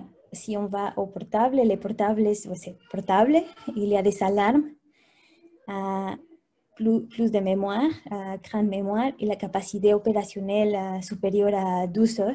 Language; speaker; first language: French; non-native, fluent; Spanish